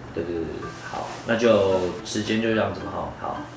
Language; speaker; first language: Chinese; native; Chinese